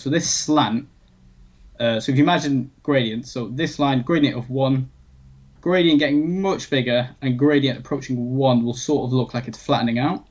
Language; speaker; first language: English; native; English